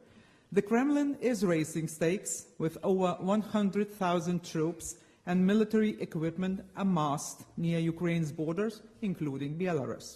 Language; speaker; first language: English; non-native, fluent; Lithuanian